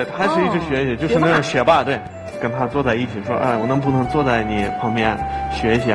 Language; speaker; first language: Chinese; non-native, fluent; Russian